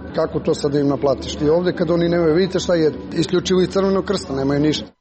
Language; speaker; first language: Serbian; native; Serbian